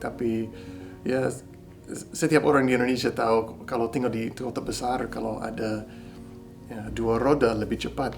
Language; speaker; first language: Indonesian; non-native, fluent; English